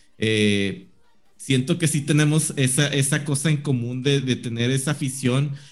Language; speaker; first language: Spanish; native; Spanish